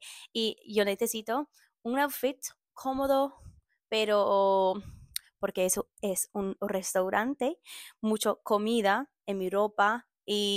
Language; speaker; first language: Spanish; non-native, learner; English